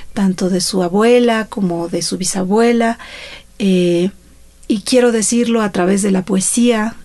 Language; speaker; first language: Spanish; native; Spanish